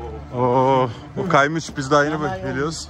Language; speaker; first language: Turkish; native; Turkish